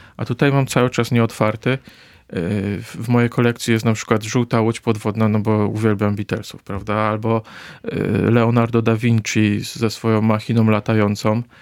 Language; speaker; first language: Polish; native; Polish